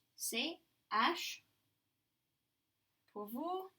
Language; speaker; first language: French; non-native, fluent; English